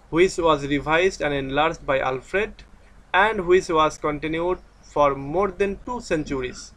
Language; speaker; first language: English; non-native, local second language; Bangla